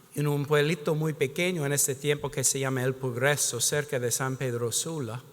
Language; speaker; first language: Spanish; non-native, fluent; English